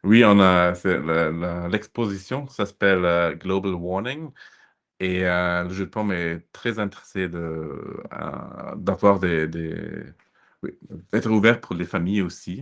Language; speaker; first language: French; non-native, fluent; German